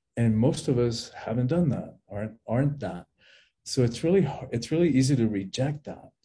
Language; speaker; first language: English; early bilingual, other home language; Spanish